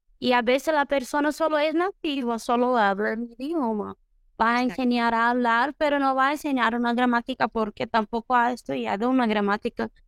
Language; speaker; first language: Spanish; non-native, fluent; Portuguese